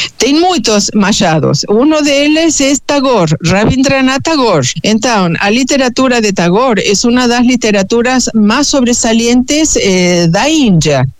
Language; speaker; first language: Portuguese; non-native, fluent; Spanish